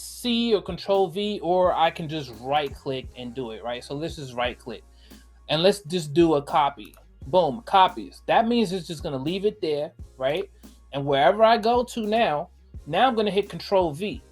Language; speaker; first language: English; native; English